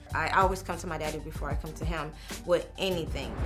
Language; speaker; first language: English; non-native, fluent; Spanish